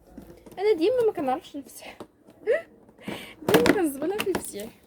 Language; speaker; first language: Arabic; native; Arabic